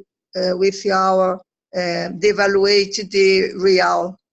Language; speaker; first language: English; non-native, learner; Portuguese